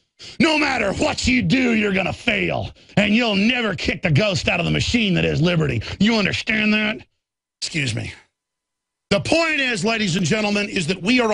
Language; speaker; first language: English; native; English